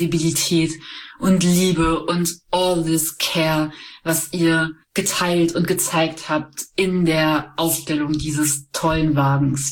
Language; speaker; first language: German; native; German